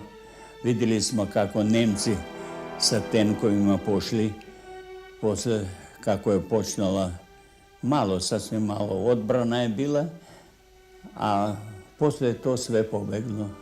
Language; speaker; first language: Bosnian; non-native, fluent; Russian